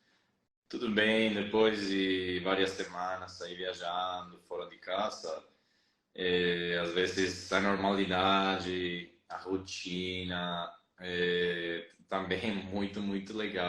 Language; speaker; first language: Portuguese; non-native, fluent; Spanish